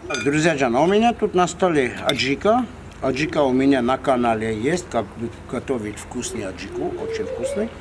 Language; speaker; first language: Russian; non-native, fluent; Armenian